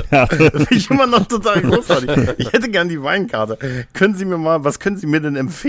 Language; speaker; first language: German; native; German